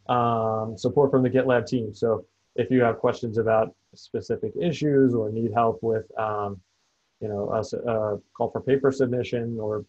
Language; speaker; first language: English; native; English